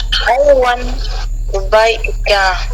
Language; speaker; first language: English; non-native, learner; French